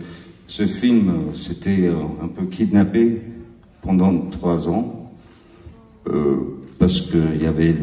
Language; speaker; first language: French; non-native, learner; English